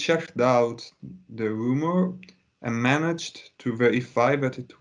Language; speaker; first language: English; non-native, fluent; Italian